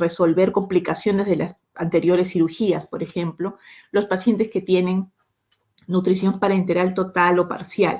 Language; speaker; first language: Spanish; native; Spanish